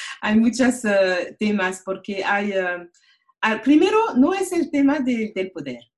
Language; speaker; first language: Spanish; non-native, learner; French